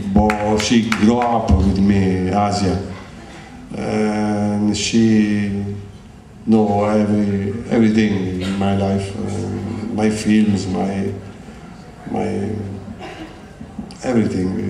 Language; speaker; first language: English; non-native, learner; Italian